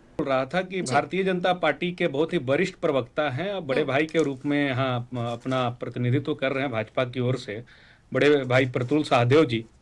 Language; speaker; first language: Hindi; native; Hindi